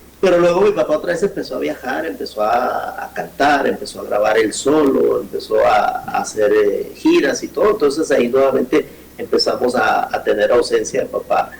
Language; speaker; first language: Spanish; native; Spanish